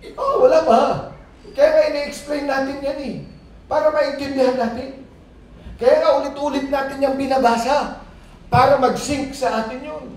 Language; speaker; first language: Filipino; non-native, local second language; Iloko